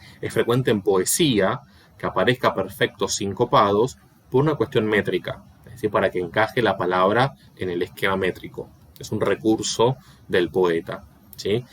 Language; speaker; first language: Spanish; native; Spanish